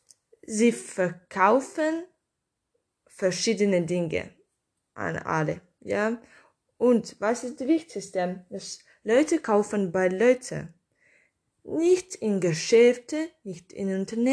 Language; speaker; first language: German; non-native, learner; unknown